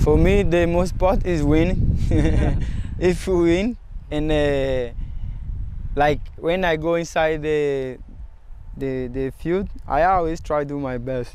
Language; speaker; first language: English; non-native, fluent; Portuguese